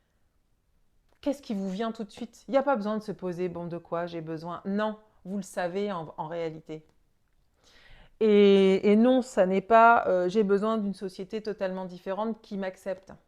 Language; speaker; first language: French; native; French